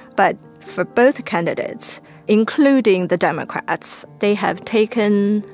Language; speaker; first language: English; non-native, fluent; Chinese